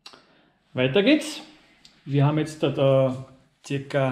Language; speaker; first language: German; native; German